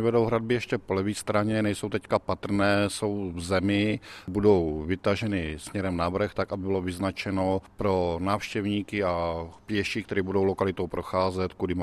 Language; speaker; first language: Czech; native; Czech